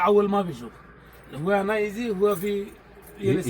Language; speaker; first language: Arabic; non-native, learner; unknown